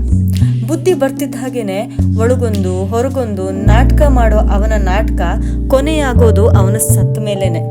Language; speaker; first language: Kannada; native; Kannada